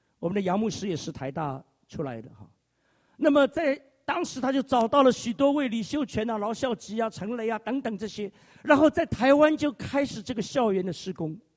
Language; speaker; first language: Chinese; native; Chinese